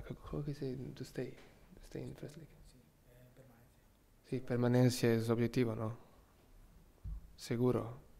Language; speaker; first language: Spanish; non-native, learner; Serbian